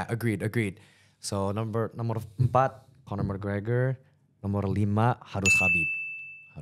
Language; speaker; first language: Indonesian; early bilingual, heritage; English